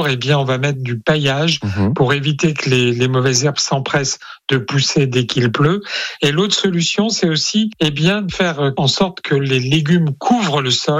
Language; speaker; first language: French; native; French